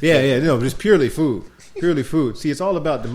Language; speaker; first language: English; native; English